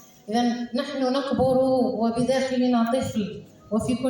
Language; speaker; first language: Arabic; native; Arabic